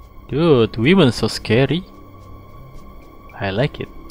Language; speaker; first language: English; non-native, learner; Indonesian